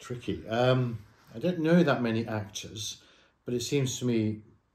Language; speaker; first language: English; native; English